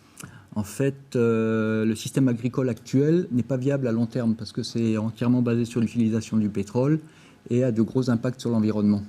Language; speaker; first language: French; native; French